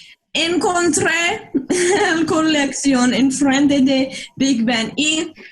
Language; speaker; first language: Spanish; non-native, learner; English